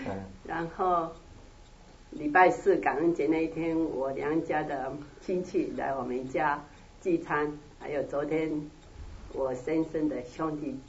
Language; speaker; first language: Chinese; native; Chinese